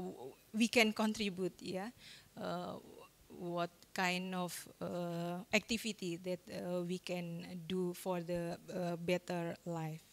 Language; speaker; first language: English; non-native, fluent; Indonesian